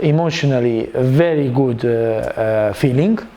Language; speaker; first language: English; non-native, learner; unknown